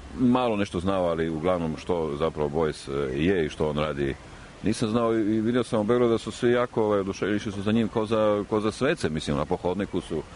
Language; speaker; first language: Croatian; native; Croatian